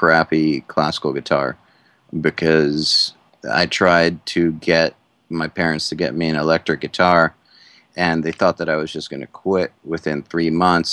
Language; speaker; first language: English; native; English